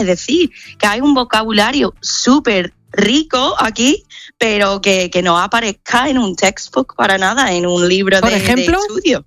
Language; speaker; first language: Spanish; non-native, fluent; English